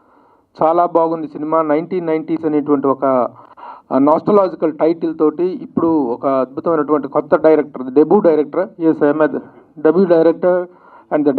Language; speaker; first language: Telugu; native; Telugu